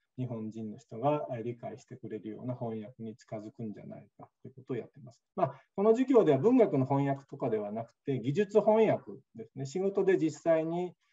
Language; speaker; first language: Japanese; native; Japanese